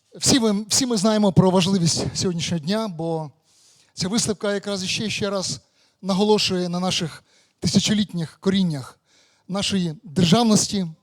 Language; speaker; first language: Ukrainian; native; Ukrainian